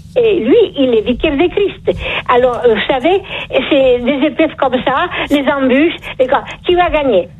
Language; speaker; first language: French; non-native, fluent; Polish